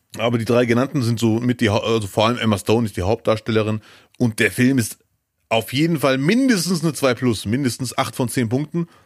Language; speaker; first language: German; early bilingual, other home language; Arabic